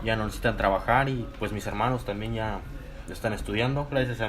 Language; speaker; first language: Spanish; native; Spanish